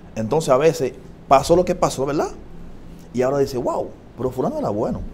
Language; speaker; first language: Spanish; non-native, fluent; Haitian Creole